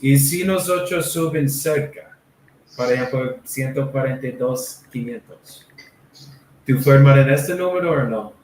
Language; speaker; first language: Spanish; non-native, learner; English